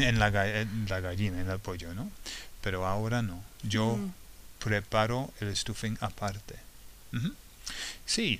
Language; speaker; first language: Spanish; non-native, fluent; English